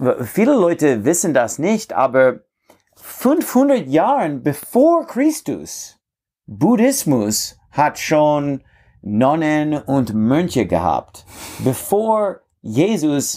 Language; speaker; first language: German; non-native, fluent; English